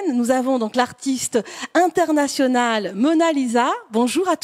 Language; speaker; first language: French; native; French